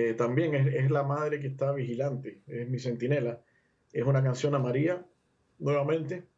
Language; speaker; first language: Spanish; native; Spanish